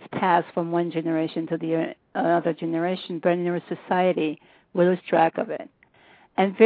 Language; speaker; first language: English; non-native, fluent; French